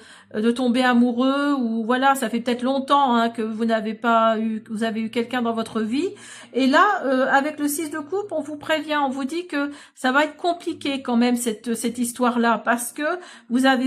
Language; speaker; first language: French; native; French